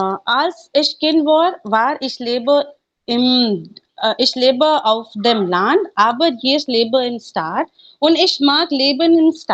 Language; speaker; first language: German; non-native, learner; Hindi